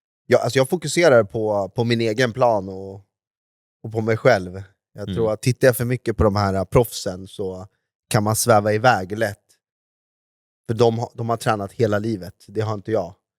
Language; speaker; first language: Swedish; native; Swedish